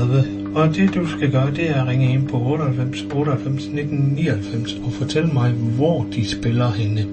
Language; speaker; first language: Danish; native; Danish